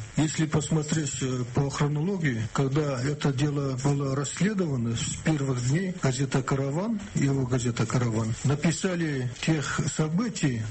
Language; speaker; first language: Russian; non-native, local second language; Kazakh